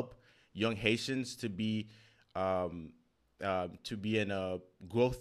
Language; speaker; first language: English; non-native, fluent; Haitian Creole